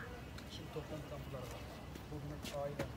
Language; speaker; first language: Turkish; non-native, learner; Uyghur